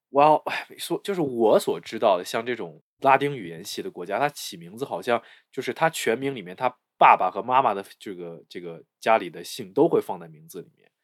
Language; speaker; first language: Chinese; native; Chinese